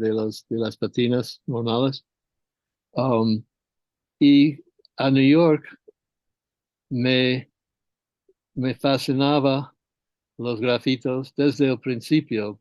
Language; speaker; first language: Spanish; non-native, fluent; English